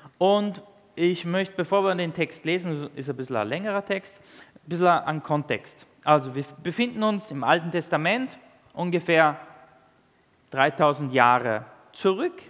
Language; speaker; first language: German; early bilingual, other home language; Italian